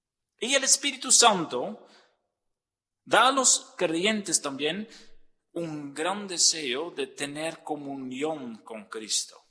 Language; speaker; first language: Spanish; non-native, fluent; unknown